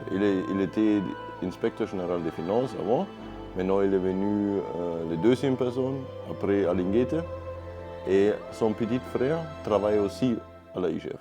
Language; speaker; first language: French; non-native, fluent; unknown